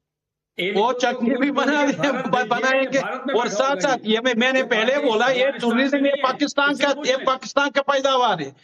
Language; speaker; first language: Hindi; non-native, fluent; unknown